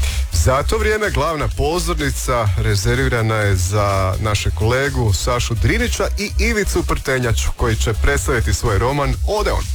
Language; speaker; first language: Serbian; native; Serbian